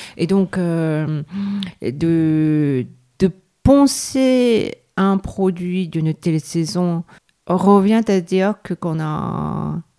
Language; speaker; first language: French; non-native, fluent; Japanese